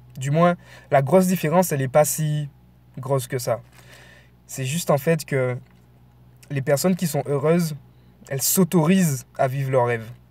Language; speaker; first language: French; native; French